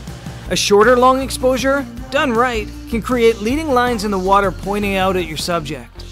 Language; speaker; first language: English; native; English